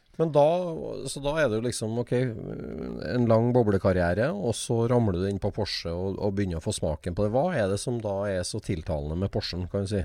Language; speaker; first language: Norwegian; native; Norwegian